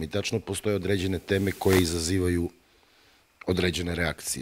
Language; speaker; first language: Bosnian; native; Bosnian